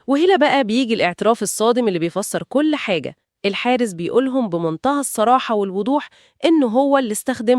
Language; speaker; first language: Arabic; native; Arabic